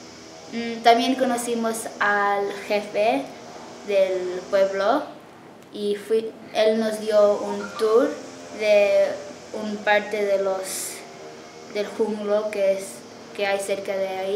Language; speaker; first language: Spanish; early bilingual, heritage; English